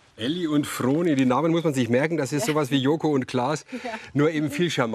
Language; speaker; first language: German; native; German